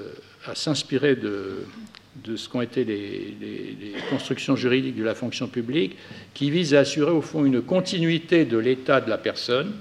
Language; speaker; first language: French; native; French